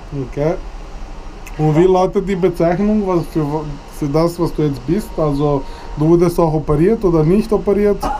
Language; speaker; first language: German; native; German